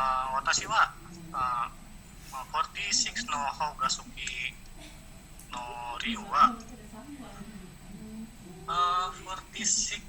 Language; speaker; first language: Japanese; non-native, learner; Indonesian